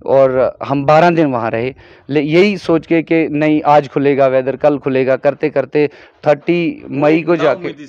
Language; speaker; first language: Hindi; non-native, local second language; Kashmiri